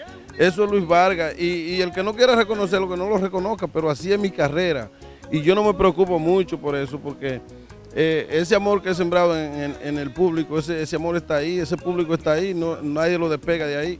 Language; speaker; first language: Spanish; native; Spanish